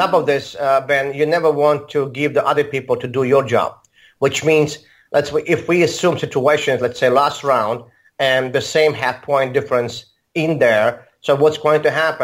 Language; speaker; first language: English; non-native, fluent; Azerbaijani